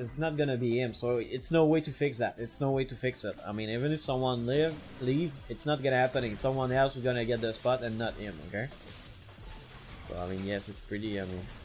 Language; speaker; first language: English; non-native, fluent; French